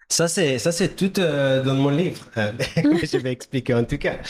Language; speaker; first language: French; non-native, fluent; Hebrew